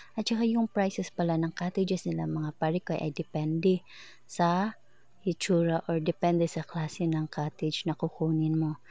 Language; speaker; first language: Filipino; non-native, local second language; Cebuano